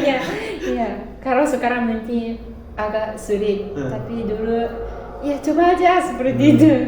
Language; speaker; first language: Indonesian; non-native, learner; Japanese